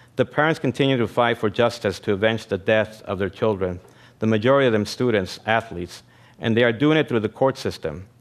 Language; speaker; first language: English; early bilingual, other home language; Spanish